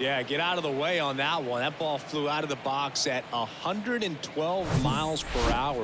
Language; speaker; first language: English; native; English